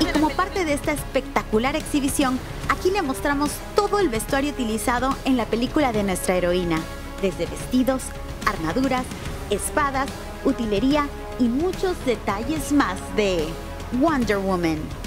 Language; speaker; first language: Spanish; native; Spanish